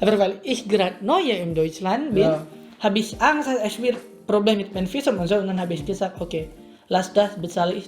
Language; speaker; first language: German; non-native, learner; Indonesian